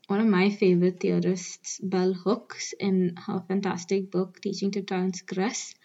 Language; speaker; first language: English; non-native, local second language; Hindi